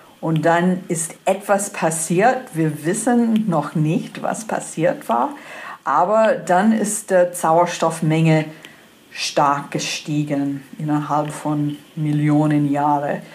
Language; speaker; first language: German; non-native, fluent; English